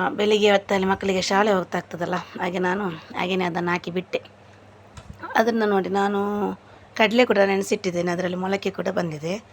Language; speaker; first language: Kannada; non-native, local second language; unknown